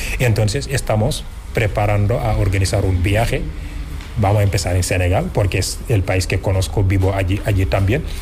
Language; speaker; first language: Spanish; non-native, fluent; Wolof